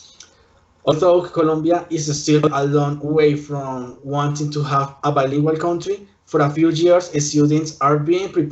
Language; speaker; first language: English; non-native, learner; Spanish